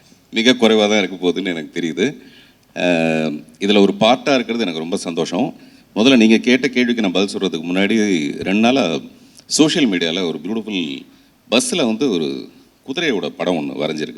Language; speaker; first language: Tamil; native; Tamil